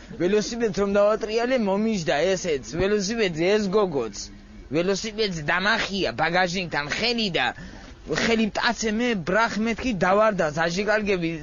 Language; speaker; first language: Georgian; non-native, local second language; Mingrelian